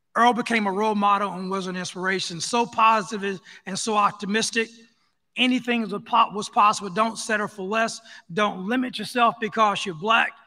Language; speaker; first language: English; native; English